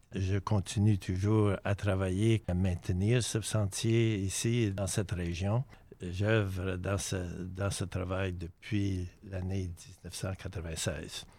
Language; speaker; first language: French; native; French